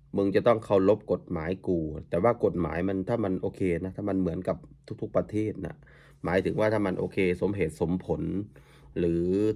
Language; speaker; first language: Thai; native; Thai